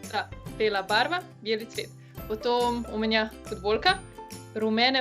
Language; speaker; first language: Russian; non-native, learner; Slovenian